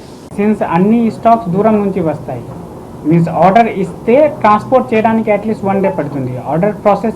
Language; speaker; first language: Telugu; non-native, fluent; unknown